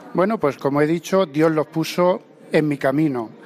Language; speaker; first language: Spanish; native; Spanish